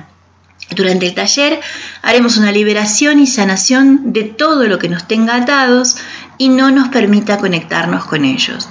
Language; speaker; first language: Spanish; native; Spanish